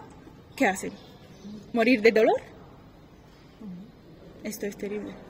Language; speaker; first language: Spanish; non-native, learner; Persian